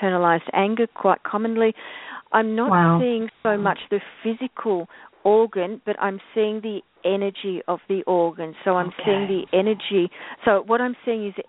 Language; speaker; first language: English; native; English